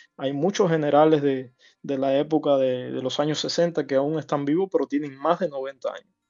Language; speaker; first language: Spanish; native; Spanish